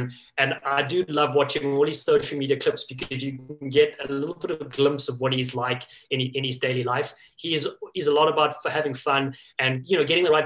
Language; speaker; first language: English; native; English